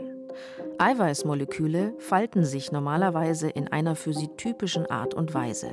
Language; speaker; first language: German; native; German